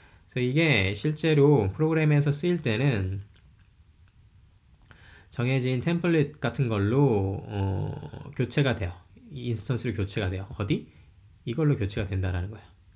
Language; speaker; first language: Korean; native; Korean